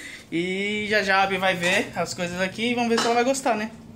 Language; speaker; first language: Portuguese; native; Portuguese